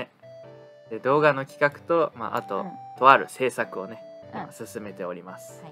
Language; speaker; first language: Japanese; native; Japanese